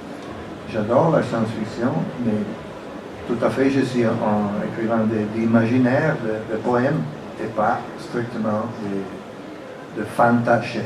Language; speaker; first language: French; non-native, fluent; Italian